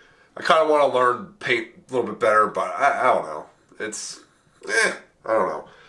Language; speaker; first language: English; native; English